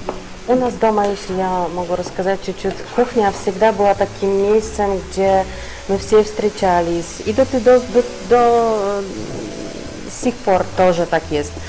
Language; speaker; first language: Russian; non-native, fluent; Polish